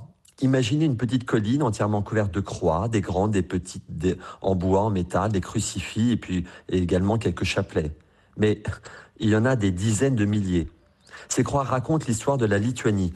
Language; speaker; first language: French; native; French